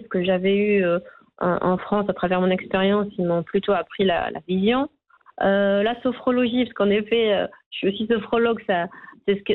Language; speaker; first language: French; non-native, local second language; Arabic